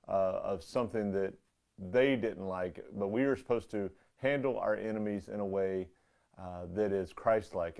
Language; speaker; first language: English; native; English